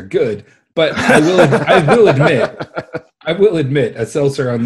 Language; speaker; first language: English; native; English